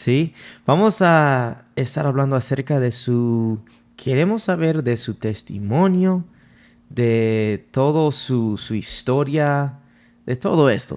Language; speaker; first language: Spanish; non-native, fluent; English